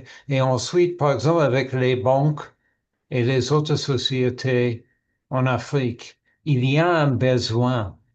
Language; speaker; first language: French; non-native, learner; English